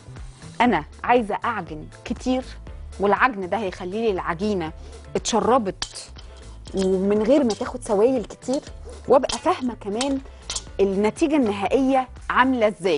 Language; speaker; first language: Arabic; native; Arabic